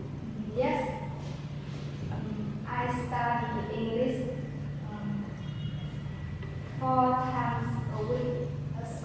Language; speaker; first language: English; non-native, learner; Vietnamese